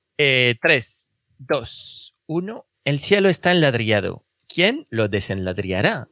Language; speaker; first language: Spanish; non-native, fluent; French